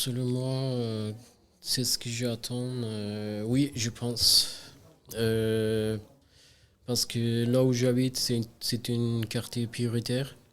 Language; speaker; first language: French; non-native, learner; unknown